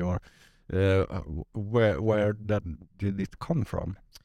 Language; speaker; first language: English; non-native, fluent; Swedish